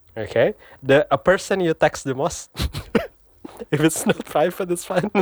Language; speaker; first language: English; non-native, fluent; Indonesian